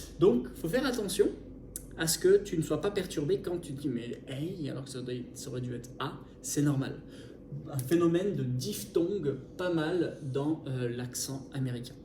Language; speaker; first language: French; native; French